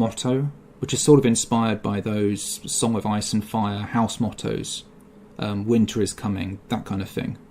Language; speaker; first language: English; native; English